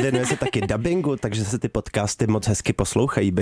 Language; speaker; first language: Czech; native; Czech